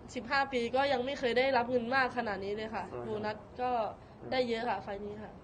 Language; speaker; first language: Thai; native; Thai